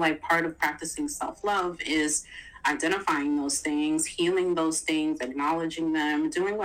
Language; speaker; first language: English; native; English